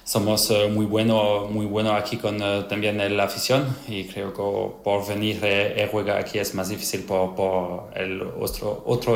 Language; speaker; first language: Spanish; non-native, learner; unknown